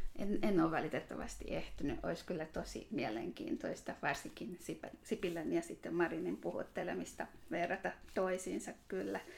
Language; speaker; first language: Finnish; non-native, fluent; Hungarian